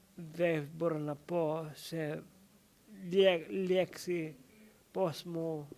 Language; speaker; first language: Greek; early bilingual, heritage; English